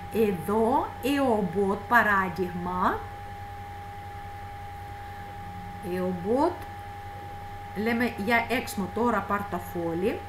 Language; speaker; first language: Greek; non-native, fluent; Russian